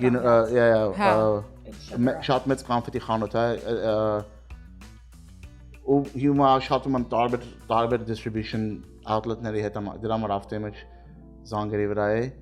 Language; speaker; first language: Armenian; early bilingual, heritage; Armenian